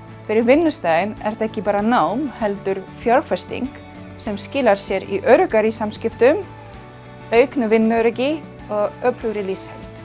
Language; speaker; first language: Icelandic; non-native, fluent; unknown